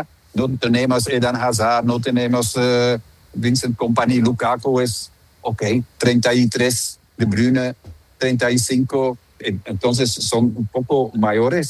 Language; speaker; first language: Spanish; non-native, fluent; Dutch